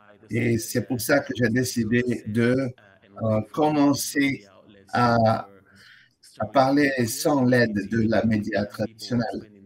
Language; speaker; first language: French; non-native, fluent; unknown